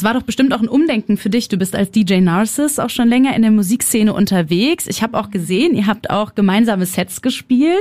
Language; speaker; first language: German; native; German